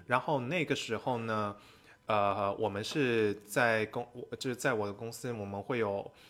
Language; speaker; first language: Chinese; native; Chinese